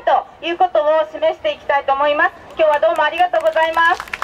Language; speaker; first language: Japanese; native; Japanese